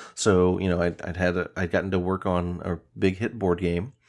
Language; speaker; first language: English; native; English